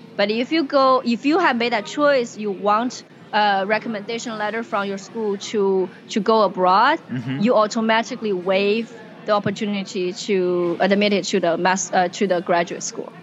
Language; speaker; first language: English; non-native, fluent; Chinese